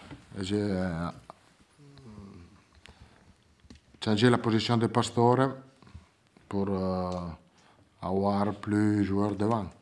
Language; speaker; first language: French; non-native, learner; Italian